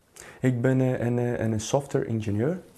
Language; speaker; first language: Dutch; non-native, fluent; Portuguese